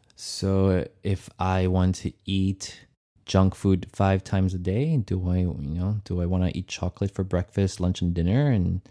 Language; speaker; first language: English; non-native, fluent; Portuguese